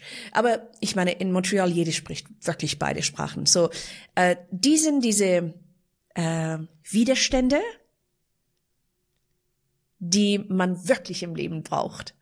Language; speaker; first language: German; non-native, fluent; Persian